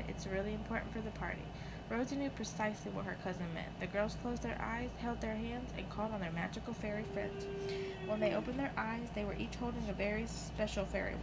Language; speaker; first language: English; native; English